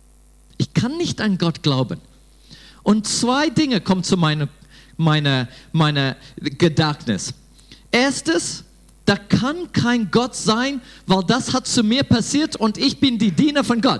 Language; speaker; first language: German; non-native, fluent; English